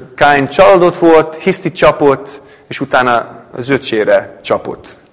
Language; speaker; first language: Hungarian; non-native, fluent; English